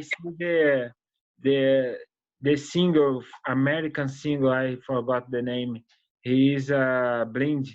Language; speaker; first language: English; non-native, learner; Portuguese